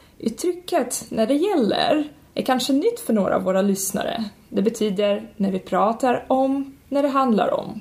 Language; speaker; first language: Swedish; non-native, fluent; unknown